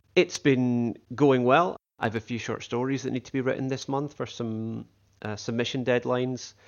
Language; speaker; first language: English; native; English